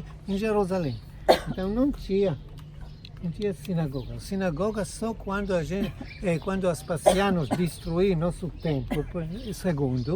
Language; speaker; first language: Portuguese; non-native, fluent; Hebrew